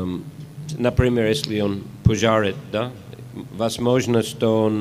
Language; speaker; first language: Russian; non-native, fluent; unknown